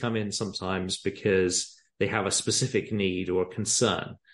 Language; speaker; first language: English; native; English